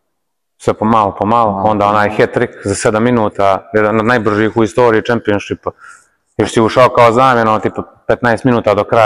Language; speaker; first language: Bosnian; native; Bosnian